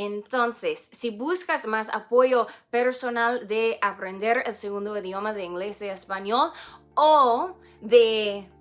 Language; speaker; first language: Spanish; non-native, fluent; English